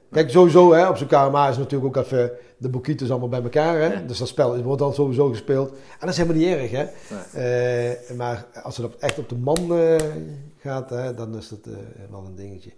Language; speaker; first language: Dutch; early bilingual, other home language; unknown